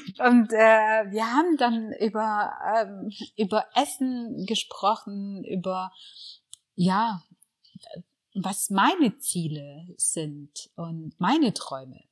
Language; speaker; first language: German; early bilingual, other home language; Tigrinya